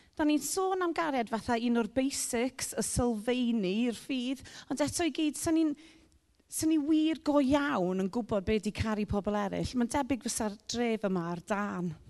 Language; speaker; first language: Welsh; native; Welsh